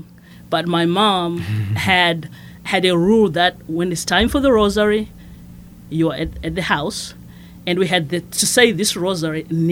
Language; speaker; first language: English; non-native, local second language; Shona